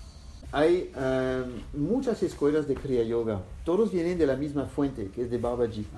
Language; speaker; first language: Spanish; non-native, fluent; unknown